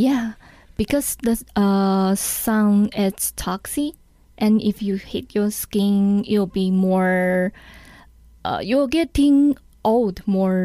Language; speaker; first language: English; non-native, learner; Chinese